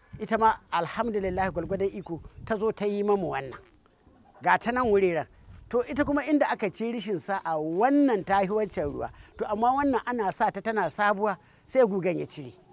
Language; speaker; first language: Hausa; native; Hausa